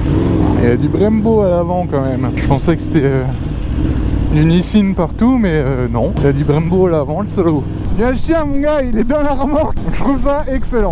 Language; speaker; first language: French; native; French